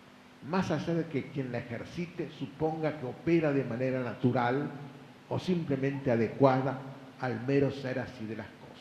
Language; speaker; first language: Spanish; native; Spanish